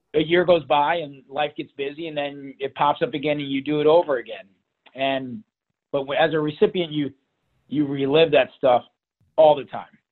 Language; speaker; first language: English; native; English